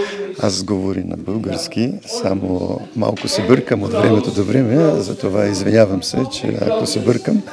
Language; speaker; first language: Bulgarian; non-native, learner; Polish